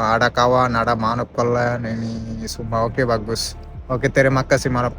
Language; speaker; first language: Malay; non-native, learner; Bangla